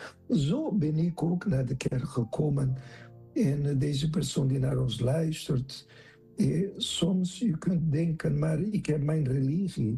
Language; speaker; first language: Dutch; non-native, fluent; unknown